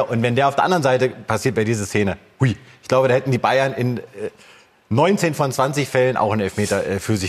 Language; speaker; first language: German; native; German